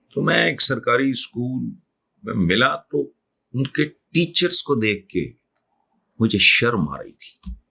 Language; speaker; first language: Urdu; non-native, local second language; Punjabi